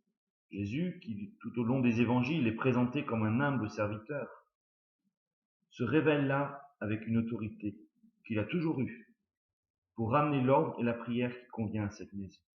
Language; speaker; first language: French; native; French